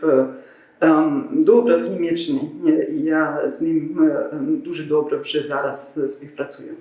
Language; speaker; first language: Ukrainian; non-native, learner; German